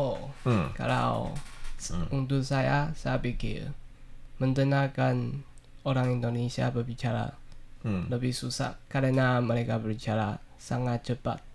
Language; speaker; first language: Indonesian; non-native, learner; Chinese